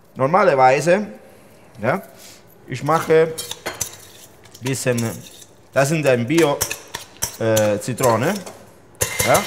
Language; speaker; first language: German; non-native, learner; Italian